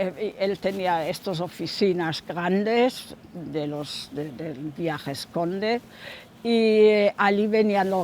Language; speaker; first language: Spanish; non-native, fluent; German